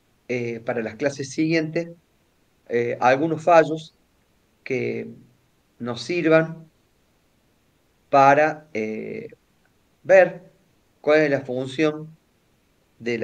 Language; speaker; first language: Spanish; native; Spanish